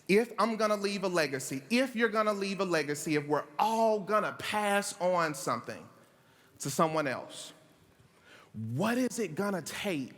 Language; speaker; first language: English; native; English